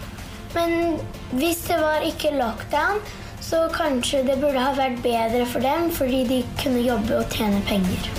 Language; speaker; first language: Norwegian; early bilingual, heritage; Norwegian